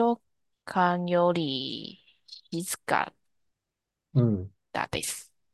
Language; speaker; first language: Japanese; non-native, learner; Chinese